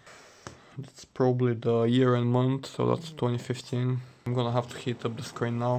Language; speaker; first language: English; non-native, fluent; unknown